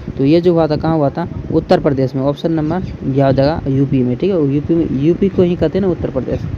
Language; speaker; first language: Hindi; native; Hindi